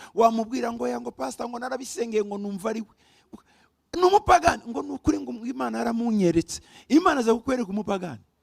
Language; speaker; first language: Kinyarwanda; early bilingual, heritage; Kinyarwanda